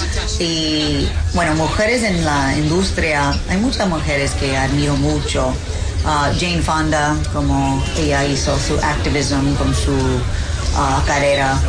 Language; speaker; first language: Spanish; early bilingual, heritage; English